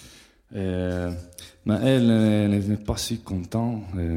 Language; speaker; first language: French; non-native, learner; Italian